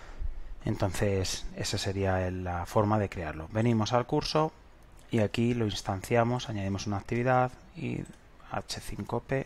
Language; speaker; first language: Spanish; native; Spanish